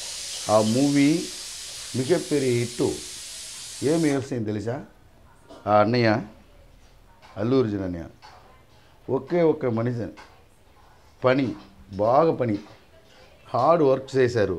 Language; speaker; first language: Telugu; non-native, local second language; Tamil